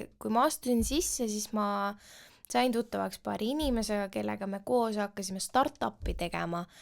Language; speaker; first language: Estonian; non-native, local second language; Russian